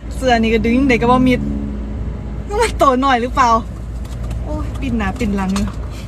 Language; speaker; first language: Thai; native; Thai